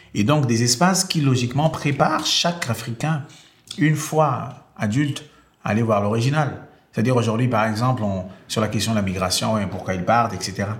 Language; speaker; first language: French; non-native, local second language; Basaa